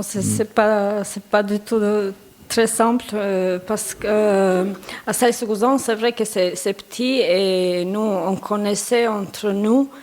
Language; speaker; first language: French; non-native, learner; Albanian